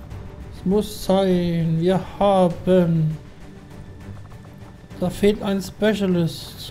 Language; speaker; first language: German; native; German